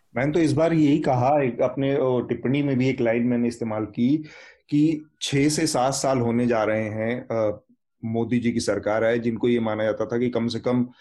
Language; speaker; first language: Hindi; native; Hindi